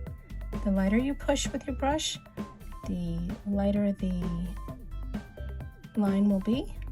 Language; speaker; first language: English; native; English